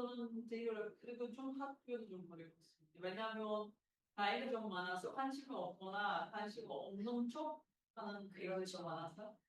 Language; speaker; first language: Korean; non-native, fluent; Turkish